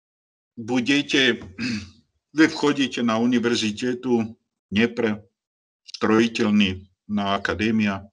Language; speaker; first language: Russian; non-native, learner; Slovak